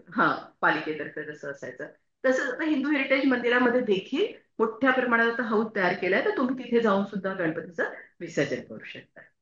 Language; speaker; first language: Marathi; native; Marathi